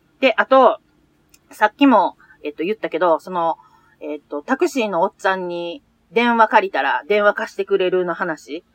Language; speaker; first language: Japanese; native; Japanese